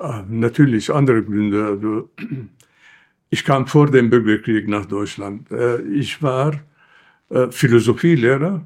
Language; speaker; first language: German; non-native, fluent; Arabic